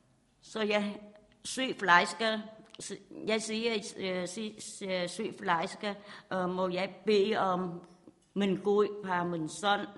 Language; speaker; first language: Danish; non-native, learner; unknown